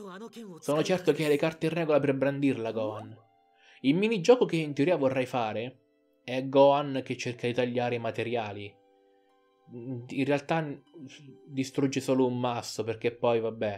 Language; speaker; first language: Italian; native; Italian